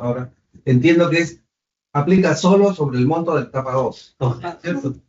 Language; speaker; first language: Spanish; native; Spanish